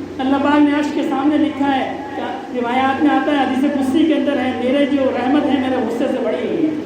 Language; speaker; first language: Urdu; non-native, local second language; Punjabi